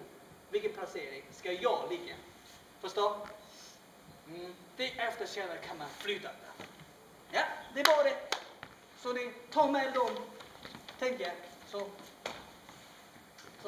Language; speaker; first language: Swedish; non-native, learner; Chinese